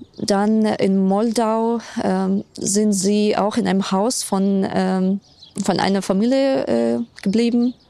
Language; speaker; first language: German; non-native, fluent; Ukrainian